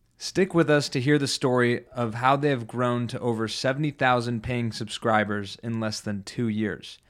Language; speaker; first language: English; native; English